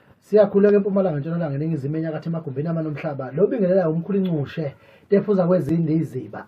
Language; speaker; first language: Zulu; native; Zulu